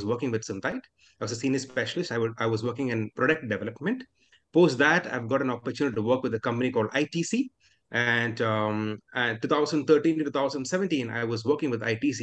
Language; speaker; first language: English; non-native, local second language; Malayalam